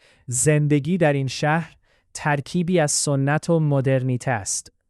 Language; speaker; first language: Persian; native; Persian